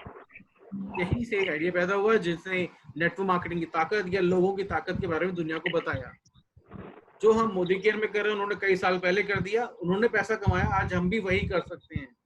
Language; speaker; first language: Hindi; native; Hindi